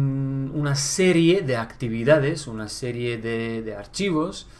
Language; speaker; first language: Spanish; non-native, fluent; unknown